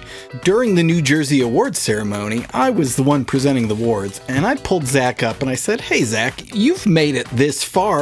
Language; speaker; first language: English; native; English